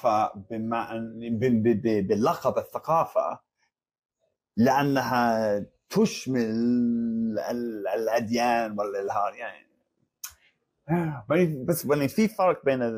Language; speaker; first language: Arabic; non-native, fluent; English